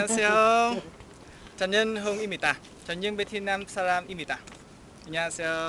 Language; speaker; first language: Korean; non-native, learner; Vietnamese